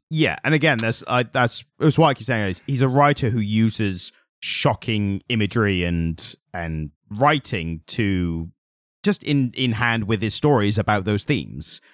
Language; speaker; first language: English; native; English